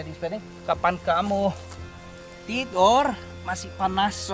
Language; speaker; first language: Indonesian; non-native, learner; English